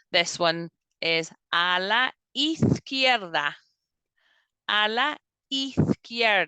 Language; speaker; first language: Spanish; non-native, fluent; English